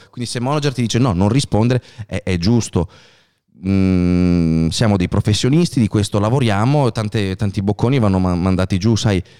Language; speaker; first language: Italian; native; Italian